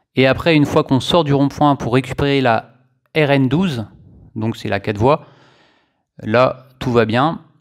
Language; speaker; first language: French; native; French